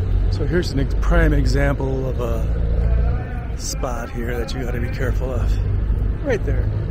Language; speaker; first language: English; early bilingual, other home language; Spanish